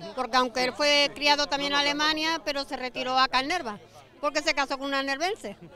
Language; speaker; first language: Spanish; early bilingual, heritage; Spanish